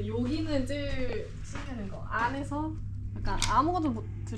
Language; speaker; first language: Korean; non-native, fluent; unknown